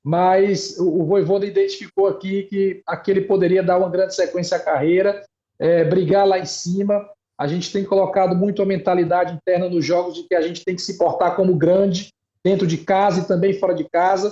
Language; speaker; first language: Portuguese; native; Portuguese